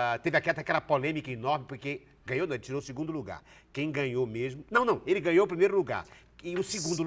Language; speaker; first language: Portuguese; native; Portuguese